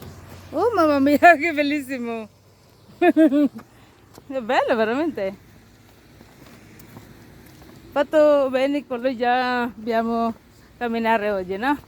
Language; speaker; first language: Italian; non-native, learner; Filipino